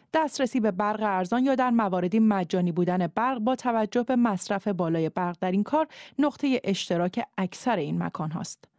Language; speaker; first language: Persian; native; Persian